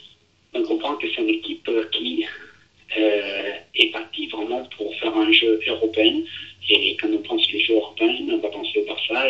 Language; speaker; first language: French; non-native, fluent; Italian